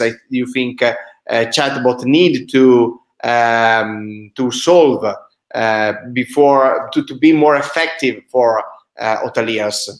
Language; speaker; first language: English; non-native, fluent; Italian